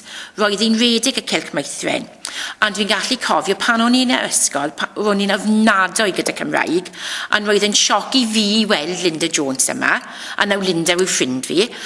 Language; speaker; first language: Welsh; non-native, local second language; English